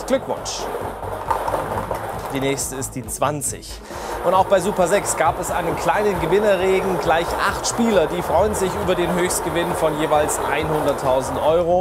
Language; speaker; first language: German; native; German